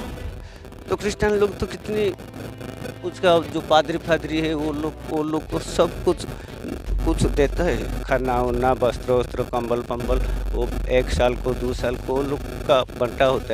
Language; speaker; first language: Hindi; non-native, local second language; Odia